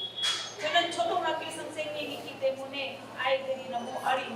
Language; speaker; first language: Korean; non-native, learner; Hindi